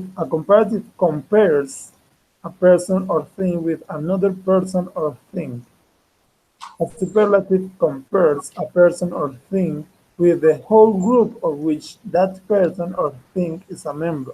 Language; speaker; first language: English; non-native, fluent; Spanish